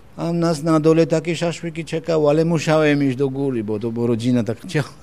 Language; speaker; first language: Polish; non-native, fluent; Georgian